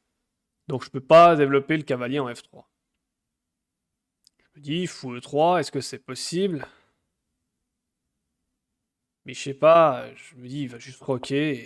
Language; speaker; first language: French; native; French